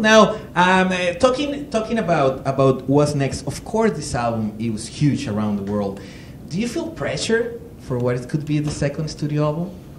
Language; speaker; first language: English; non-native, fluent; Spanish